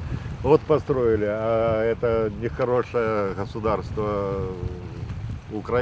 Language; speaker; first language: Russian; native; Russian